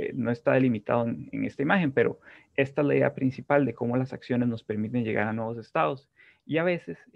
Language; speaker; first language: Spanish; native; Spanish